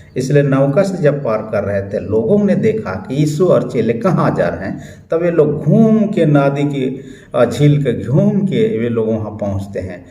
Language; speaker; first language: Hindi; non-native, local second language; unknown